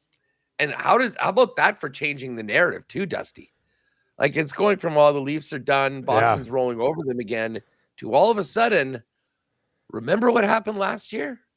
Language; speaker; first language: English; native; English